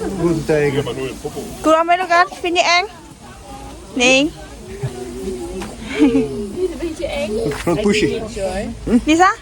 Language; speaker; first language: Dutch; non-native, learner; Thai